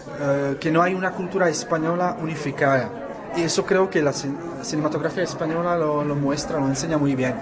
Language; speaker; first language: Spanish; non-native, fluent; Czech